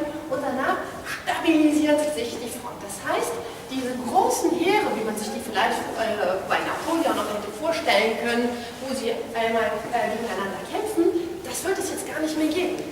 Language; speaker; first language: German; native; German